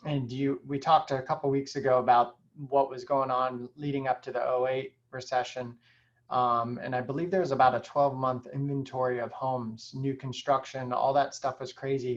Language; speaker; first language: English; native; English